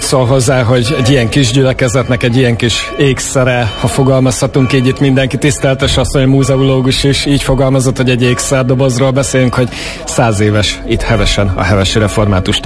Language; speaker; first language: Hungarian; native; Hungarian